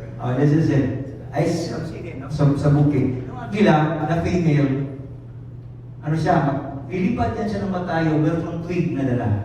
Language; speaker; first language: Filipino; non-native, local second language; Cebuano